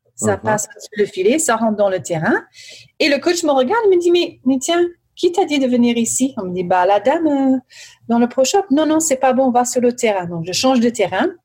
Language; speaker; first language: French; early bilingual, heritage; French